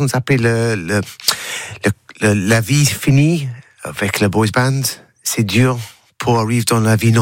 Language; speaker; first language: French; non-native, learner; English